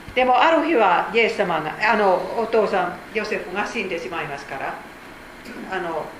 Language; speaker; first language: Japanese; non-native, fluent; Finnish